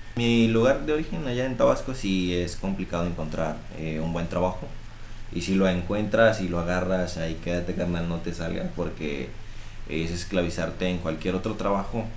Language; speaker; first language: Spanish; native; Spanish